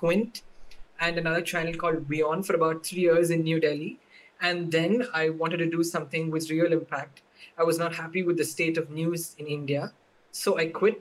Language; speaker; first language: English; non-native, local second language; Tamil